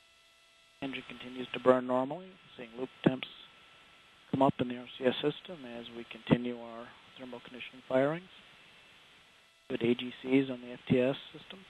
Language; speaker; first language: English; native; English